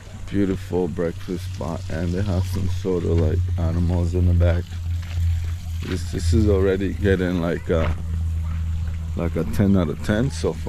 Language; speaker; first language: English; native; English